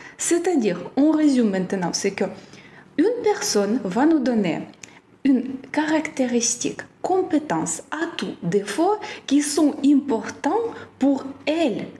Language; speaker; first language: French; non-native, fluent; Ukrainian